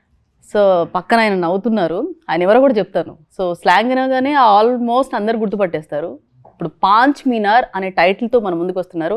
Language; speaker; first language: Telugu; native; Telugu